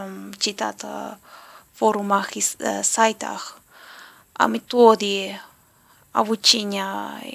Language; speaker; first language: Russian; non-native, learner; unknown